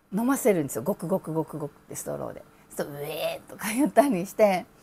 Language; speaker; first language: Japanese; native; Japanese